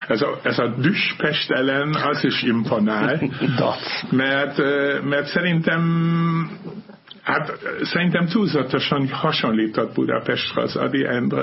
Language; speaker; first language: Hungarian; non-native, fluent; German